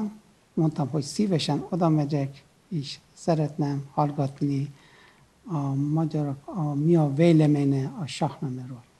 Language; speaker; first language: Hungarian; non-native, learner; Persian